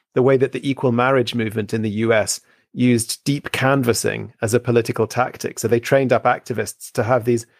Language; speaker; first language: English; native; English